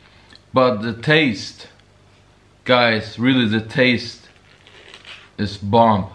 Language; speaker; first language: English; non-native, learner; Bosnian